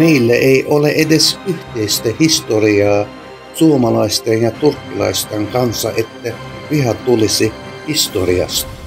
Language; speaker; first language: Finnish; non-native, fluent; Turkish